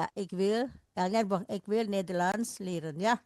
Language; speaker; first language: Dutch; non-native, fluent; Indonesian